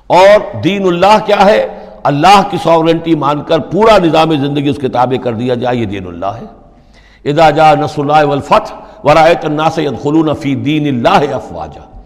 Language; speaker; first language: Urdu; non-native, local second language; Punjabi